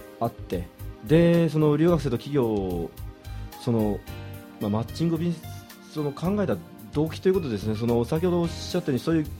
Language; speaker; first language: Japanese; native; Japanese